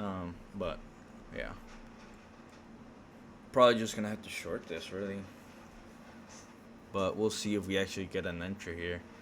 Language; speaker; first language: English; early bilingual, other home language; Spanish